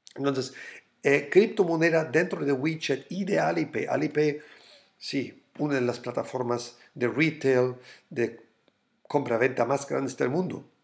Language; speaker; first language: Spanish; non-native, fluent; German